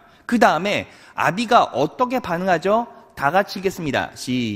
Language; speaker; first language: Korean; native; Korean